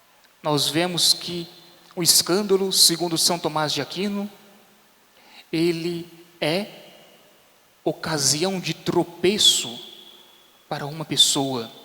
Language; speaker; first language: Portuguese; native; Portuguese